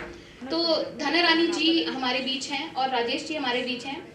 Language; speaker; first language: Hindi; native; Hindi